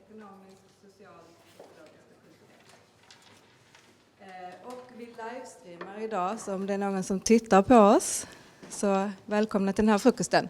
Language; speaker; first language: Swedish; native; Swedish